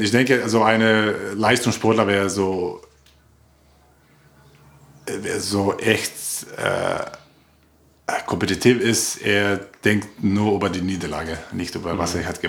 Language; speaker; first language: German; non-native, learner; Croatian